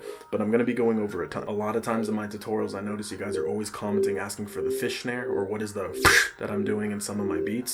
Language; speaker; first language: English; native; English